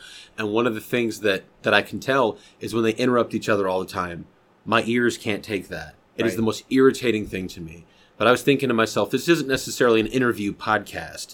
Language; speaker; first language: English; native; English